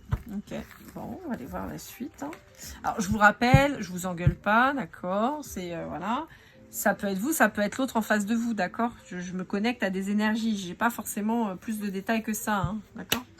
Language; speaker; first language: French; native; French